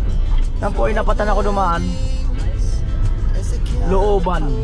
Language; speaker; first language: Filipino; native; Filipino